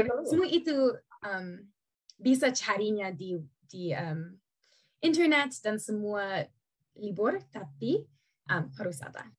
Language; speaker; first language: Indonesian; non-native, learner; English